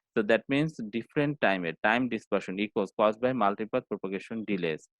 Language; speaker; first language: English; non-native, local second language; Bangla